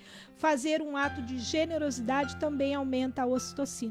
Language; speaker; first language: Portuguese; native; Portuguese